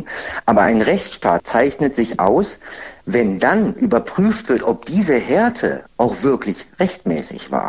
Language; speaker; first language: German; native; German